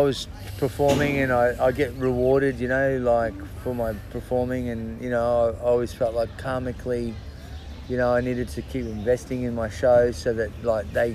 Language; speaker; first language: English; native; English